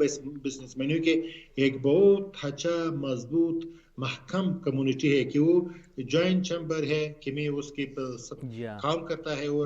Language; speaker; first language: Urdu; non-native, learner; Pashto